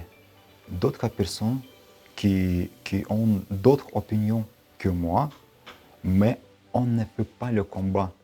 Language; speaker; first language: French; non-native, learner; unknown